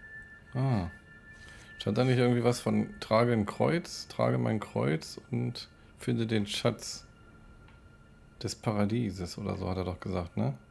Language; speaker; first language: German; native; German